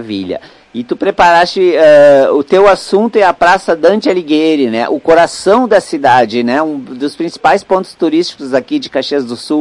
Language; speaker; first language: Portuguese; native; Portuguese